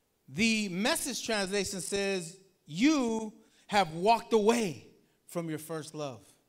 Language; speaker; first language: English; early bilingual, other home language; Spanish